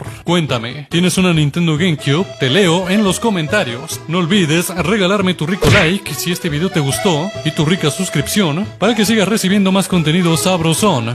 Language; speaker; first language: Spanish; native; Spanish